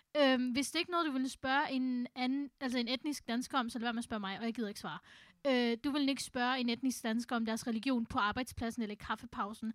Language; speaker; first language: Danish; early bilingual, other home language; Urdu